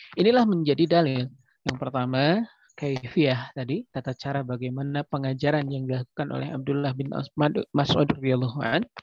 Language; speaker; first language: Indonesian; native; Indonesian